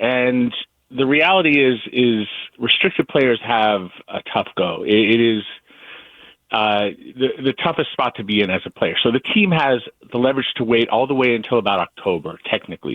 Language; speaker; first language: English; native; English